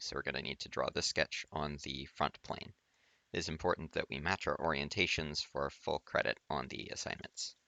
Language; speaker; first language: English; native; English